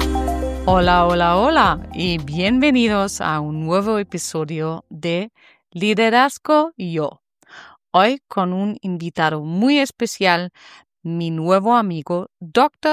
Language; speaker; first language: Spanish; non-native, learner; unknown